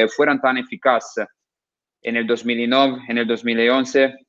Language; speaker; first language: Spanish; non-native, learner; Italian